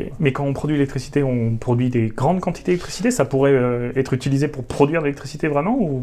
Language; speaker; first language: French; native; French